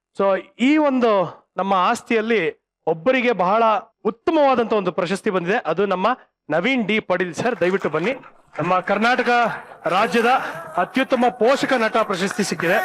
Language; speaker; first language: Kannada; native; Kannada